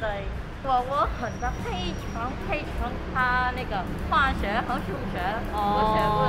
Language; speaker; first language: Chinese; non-native, learner; Vietnamese